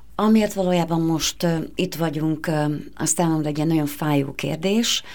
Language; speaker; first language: Hungarian; native; Hungarian